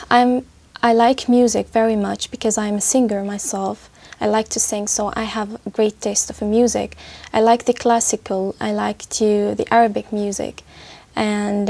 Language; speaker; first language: English; non-native, fluent; Arabic